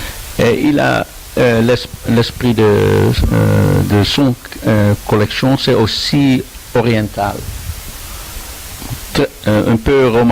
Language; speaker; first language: French; non-native, learner; Dutch